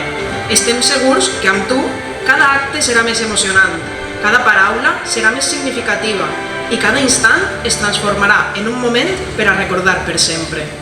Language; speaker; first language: Catalan; native; Catalan